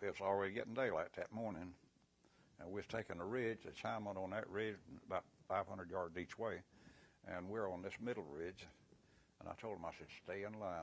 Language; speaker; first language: English; native; English